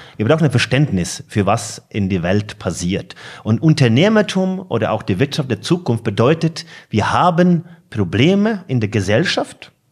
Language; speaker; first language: German; non-native, fluent; Norwegian